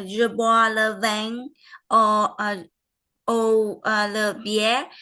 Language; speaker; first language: French; non-native, learner; Vietnamese